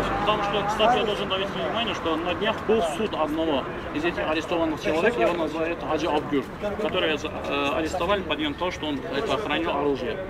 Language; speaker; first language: Russian; non-native, local second language; Azerbaijani